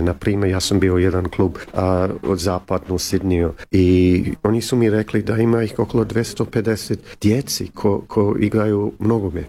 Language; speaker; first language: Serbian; early bilingual, heritage; Serbian